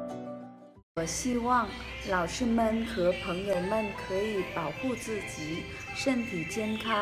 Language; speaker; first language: Chinese; non-native, learner; Vietnamese